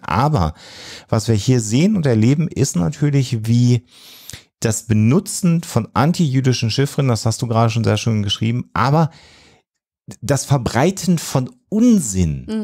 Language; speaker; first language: German; native; German